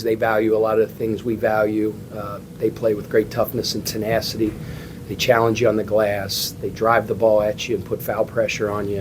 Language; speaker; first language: English; native; English